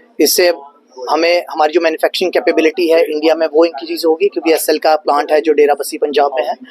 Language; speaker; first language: Hindi; native; Hindi